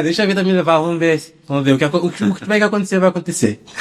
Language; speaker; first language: Portuguese; native; Portuguese